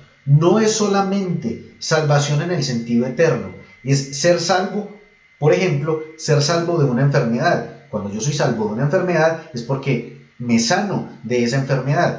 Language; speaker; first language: Spanish; native; Spanish